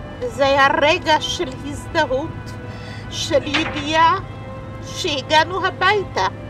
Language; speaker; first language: Hebrew; non-native, fluent; Polish